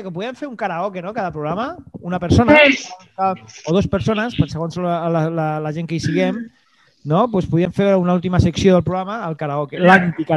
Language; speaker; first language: Catalan; native; Catalan